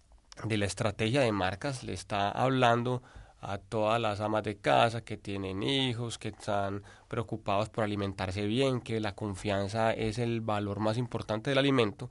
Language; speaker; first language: Spanish; native; Spanish